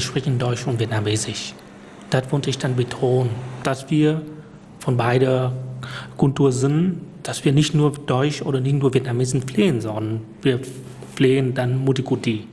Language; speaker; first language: German; non-native, fluent; Vietnamese